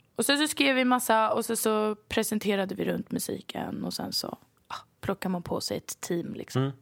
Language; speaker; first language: Swedish; early bilingual, other home language; Lingala